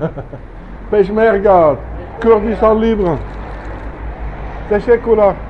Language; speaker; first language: French; non-native, learner; English